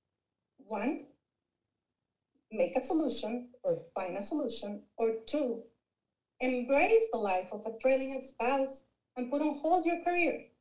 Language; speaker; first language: English; non-native, fluent; Spanish